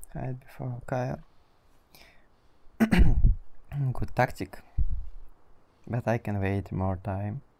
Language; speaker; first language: English; non-native, learner; Russian